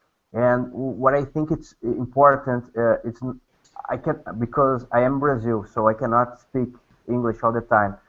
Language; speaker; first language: English; non-native, learner; Portuguese